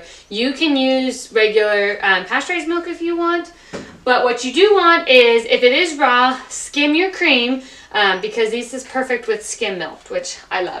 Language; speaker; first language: English; native; English